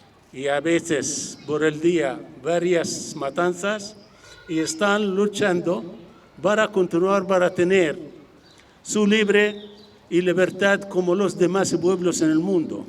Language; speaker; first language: Spanish; non-native, fluent; Arabic